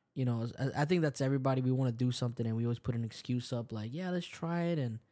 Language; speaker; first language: English; early bilingual, other home language; Spanish